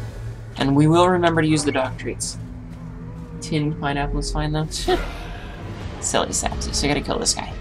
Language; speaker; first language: English; native; English